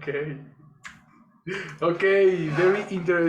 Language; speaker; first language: English; non-native, fluent; Spanish